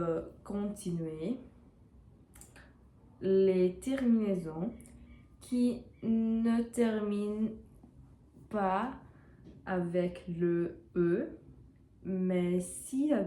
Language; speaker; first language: French; non-native, learner; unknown